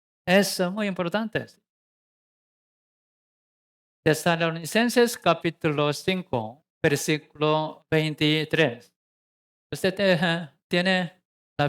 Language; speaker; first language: Spanish; non-native, learner; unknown